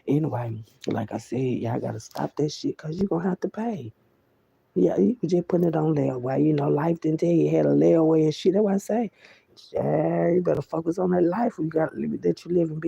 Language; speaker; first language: English; native; English